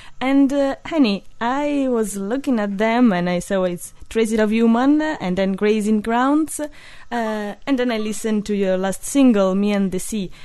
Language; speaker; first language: English; non-native, learner; Italian